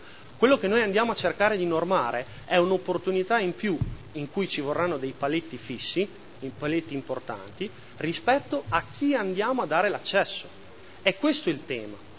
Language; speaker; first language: Italian; native; Italian